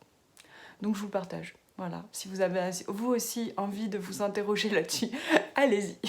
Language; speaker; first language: French; native; French